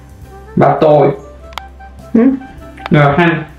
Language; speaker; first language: Vietnamese; non-native, learner; French